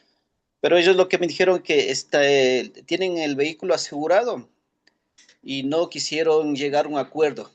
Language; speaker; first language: Spanish; native; Spanish